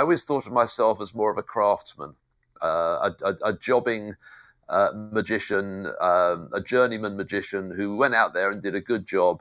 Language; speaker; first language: English; native; English